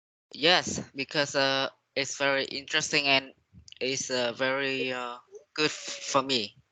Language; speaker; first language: English; non-native, learner; Vietnamese